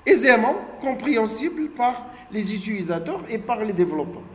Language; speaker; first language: French; non-native, local second language; Arabic